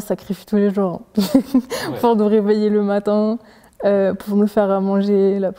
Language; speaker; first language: French; early bilingual, other home language; Arabic